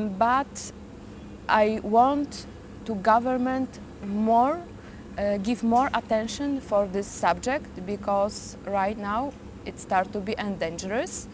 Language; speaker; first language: English; non-native, fluent; Polish